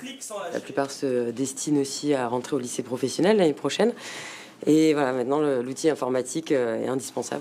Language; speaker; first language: French; native; French